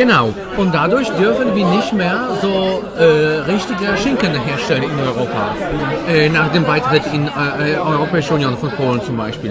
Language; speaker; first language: German; non-native, fluent; Polish